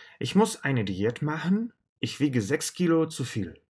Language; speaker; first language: German; non-native, fluent; Russian